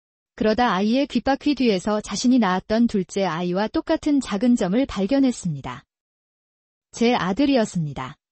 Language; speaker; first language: Korean; native; Korean